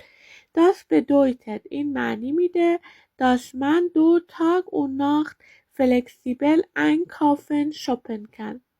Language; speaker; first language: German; non-native, learner; Persian